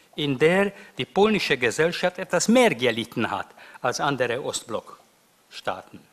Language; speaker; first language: German; non-native, fluent; Hungarian